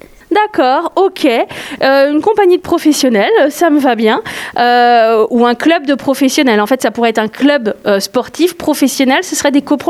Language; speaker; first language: French; native; French